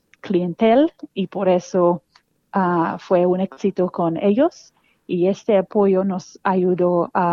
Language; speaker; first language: Spanish; non-native, fluent; English